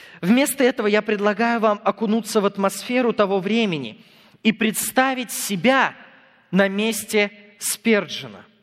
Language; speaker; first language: Russian; non-native, fluent; English